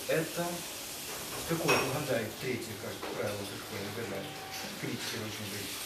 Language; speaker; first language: Russian; native; Russian